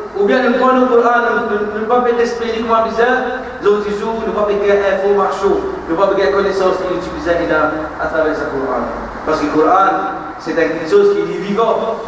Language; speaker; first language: French; non-native, local second language; Morisyen